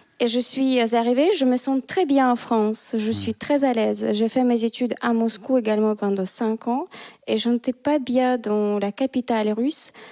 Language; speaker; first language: French; non-native, fluent; Russian